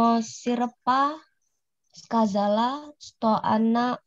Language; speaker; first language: Russian; non-native, learner; Indonesian